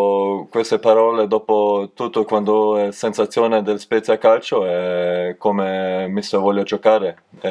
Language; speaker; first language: Italian; non-native, learner; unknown